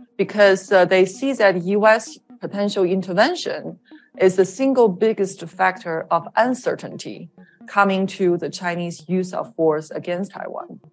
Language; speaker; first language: English; non-native, fluent; Chinese